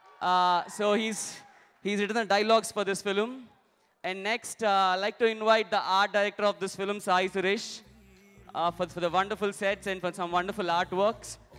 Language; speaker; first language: English; non-native, local second language; Telugu